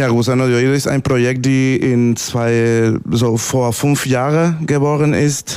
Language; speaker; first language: German; non-native, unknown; Spanish